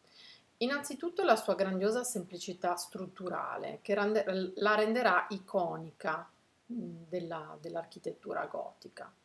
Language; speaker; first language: Italian; native; Italian